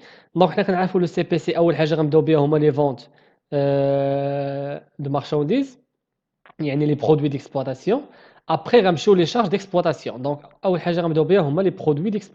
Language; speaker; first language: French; non-native, local second language; Arabic